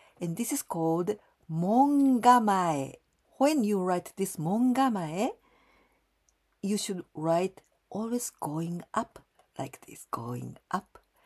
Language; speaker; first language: English; non-native, fluent; Japanese